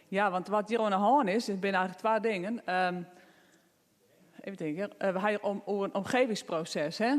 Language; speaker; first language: Dutch; non-native, local second language; Western Frisian